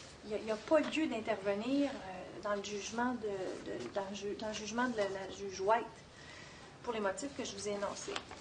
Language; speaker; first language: French; native; French